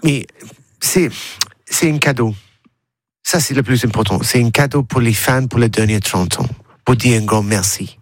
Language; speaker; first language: French; non-native, learner; English